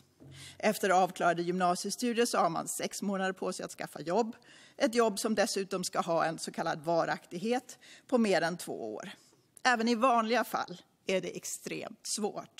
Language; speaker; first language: Swedish; native; Swedish